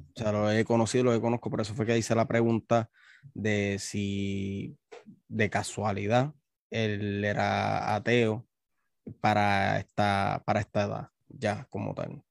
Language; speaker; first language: Spanish; native; Spanish